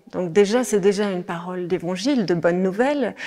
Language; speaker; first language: French; non-native, fluent; Danish